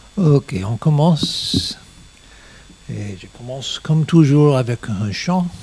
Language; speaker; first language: French; non-native, learner; English